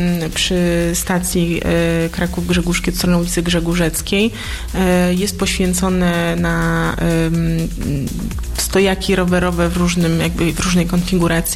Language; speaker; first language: Polish; native; Polish